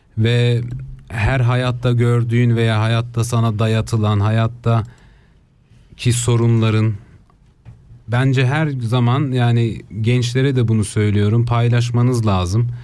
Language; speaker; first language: Turkish; early bilingual, heritage; Turkish